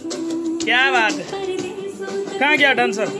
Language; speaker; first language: Hindi; non-native, local second language; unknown